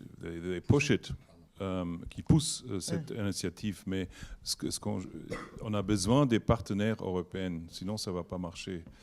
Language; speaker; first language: French; non-native, learner; German